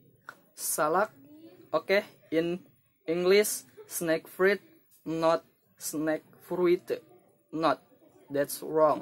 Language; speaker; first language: English; non-native, learner; Indonesian